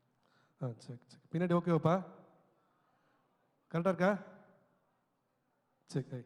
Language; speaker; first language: Tamil; native; Tamil